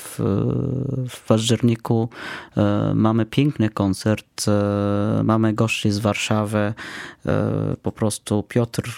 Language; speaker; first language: Polish; non-native, fluent; Arabic